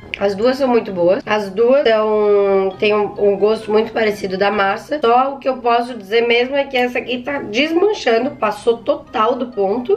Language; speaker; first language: Portuguese; native; Portuguese